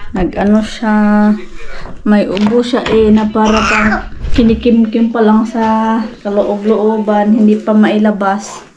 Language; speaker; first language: Filipino; non-native, local second language; Cebuano